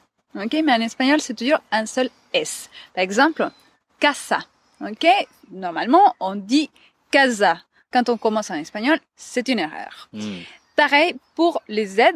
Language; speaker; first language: French; non-native, fluent; Spanish